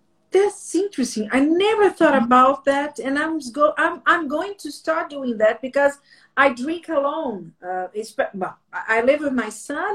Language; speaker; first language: English; non-native, learner; Portuguese